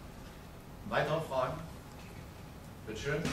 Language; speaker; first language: German; native; German